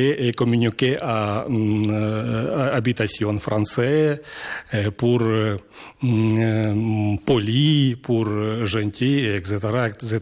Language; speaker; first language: French; non-native, learner; Ukrainian